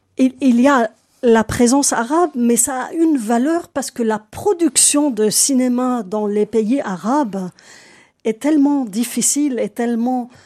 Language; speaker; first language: French; non-native, local second language; Arabic